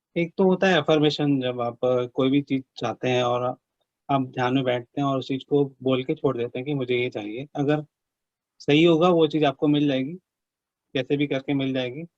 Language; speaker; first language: Hindi; native; Hindi